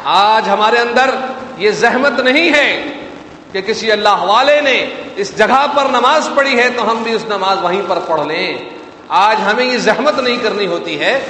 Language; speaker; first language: Urdu; native; Urdu